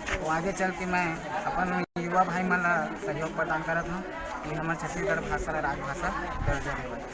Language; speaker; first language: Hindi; non-native, local second language; Chhattisgarhi